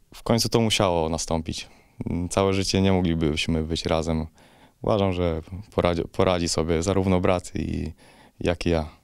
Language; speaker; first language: Polish; native; Polish